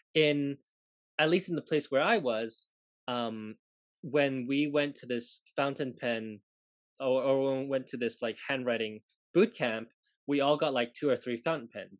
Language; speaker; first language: English; non-native, local second language; Cantonese